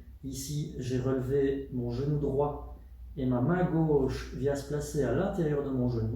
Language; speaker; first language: French; native; French